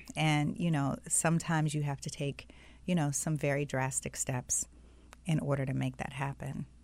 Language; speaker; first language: English; native; English